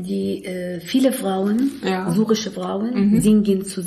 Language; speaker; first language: German; non-native, learner; Arabic